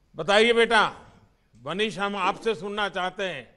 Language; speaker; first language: Hindi; non-native, local second language; Gujarati